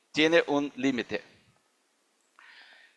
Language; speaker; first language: Spanish; non-native, fluent; German